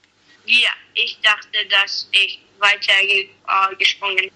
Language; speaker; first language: German; non-native, learner; English